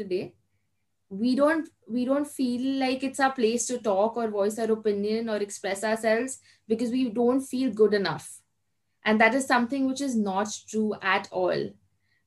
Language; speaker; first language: English; non-native, local second language; Hindi